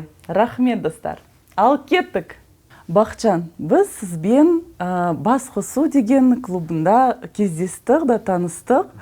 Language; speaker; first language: Kazakh; non-native, learner; Russian